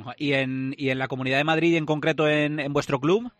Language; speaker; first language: Spanish; native; Spanish